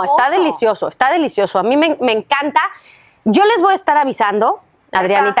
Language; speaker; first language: Spanish; native; Spanish